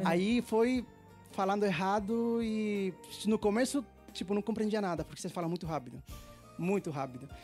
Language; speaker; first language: Portuguese; non-native, fluent; Spanish